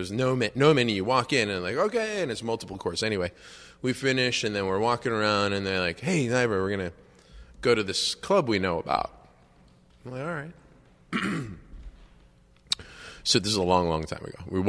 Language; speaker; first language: English; native; English